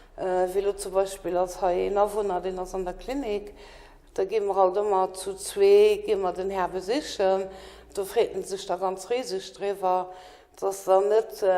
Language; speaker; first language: German; non-native, local second language; Luxembourgish